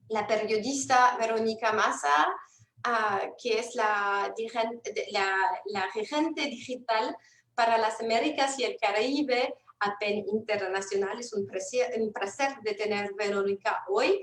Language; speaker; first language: Spanish; non-native, fluent; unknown